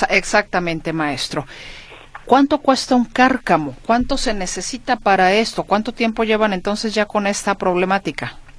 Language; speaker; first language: Spanish; native; Spanish